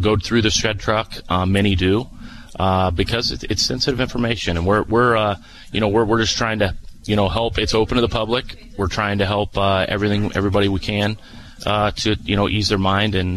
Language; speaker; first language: English; native; English